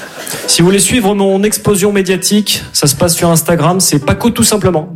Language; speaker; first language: French; native; French